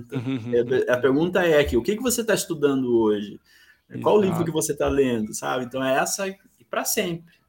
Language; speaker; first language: Portuguese; native; Portuguese